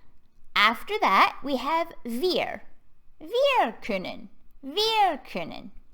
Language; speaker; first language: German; non-native, fluent; English